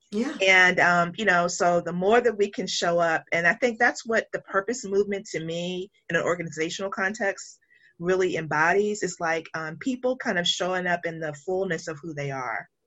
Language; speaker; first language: English; native; English